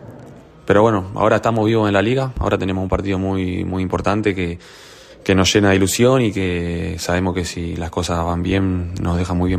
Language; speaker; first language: Spanish; native; Spanish